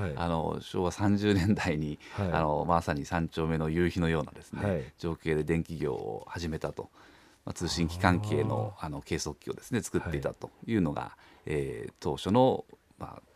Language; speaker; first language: Japanese; native; Japanese